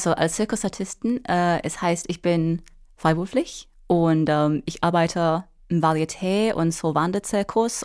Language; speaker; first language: German; non-native, fluent; English